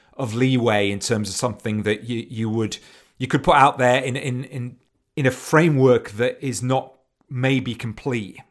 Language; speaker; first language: English; native; English